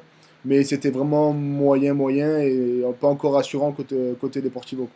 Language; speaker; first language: French; native; French